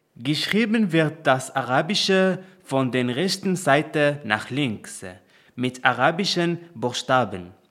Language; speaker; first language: German; non-native, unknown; Arabic